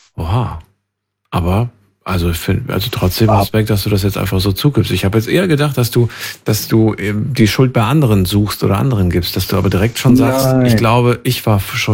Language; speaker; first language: German; native; German